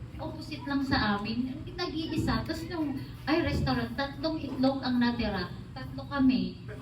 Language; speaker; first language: Filipino; non-native, local second language; Cebuano